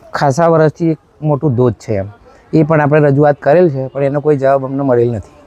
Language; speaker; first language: Gujarati; native; Gujarati